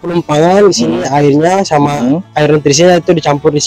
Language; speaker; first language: Indonesian; native; Indonesian